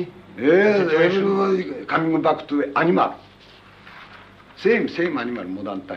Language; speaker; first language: English; non-native, learner; Japanese